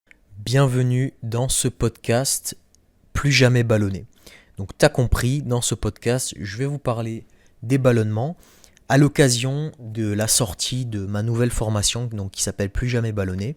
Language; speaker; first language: French; native; French